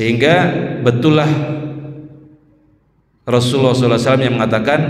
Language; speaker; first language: Indonesian; native; Indonesian